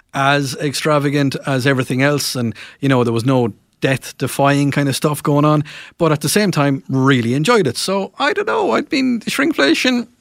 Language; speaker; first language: English; non-native, local second language; Irish